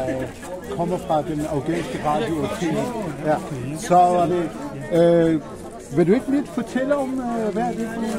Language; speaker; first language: Danish; non-native, fluent; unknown